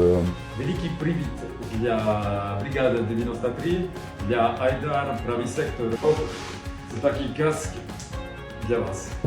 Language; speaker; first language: Ukrainian; non-native, learner; French